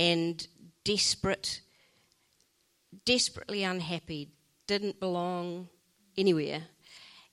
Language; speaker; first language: English; native; English